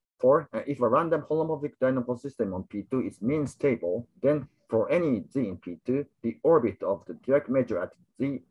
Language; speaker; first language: English; non-native, fluent; Japanese